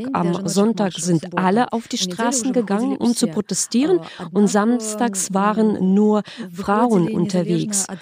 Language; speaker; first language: German; non-native, fluent; Belarusian